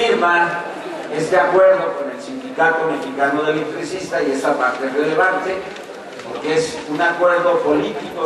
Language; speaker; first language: Spanish; native; Spanish